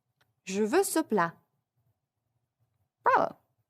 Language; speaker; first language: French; non-native, fluent; English